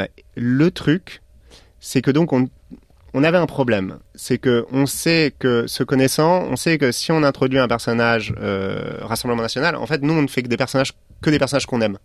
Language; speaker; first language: French; native; French